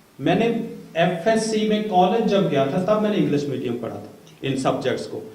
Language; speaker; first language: Urdu; non-native, local second language; Punjabi